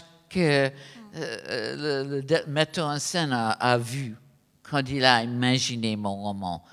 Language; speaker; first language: French; non-native, fluent; English